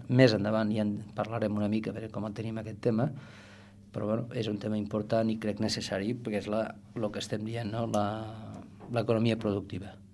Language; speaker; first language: Catalan; native; Catalan